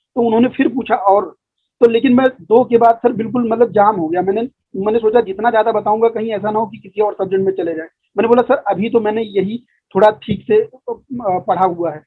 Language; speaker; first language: Hindi; native; Hindi